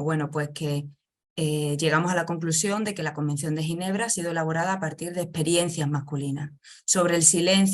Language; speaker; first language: Spanish; native; Spanish